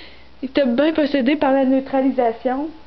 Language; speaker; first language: French; native; French